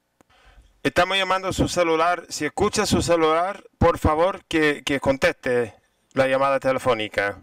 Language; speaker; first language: Spanish; non-native, fluent; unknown